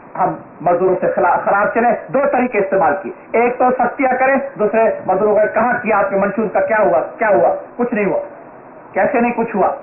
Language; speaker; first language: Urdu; non-native, local second language; Sindhi